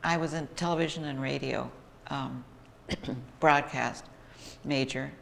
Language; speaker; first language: English; native; English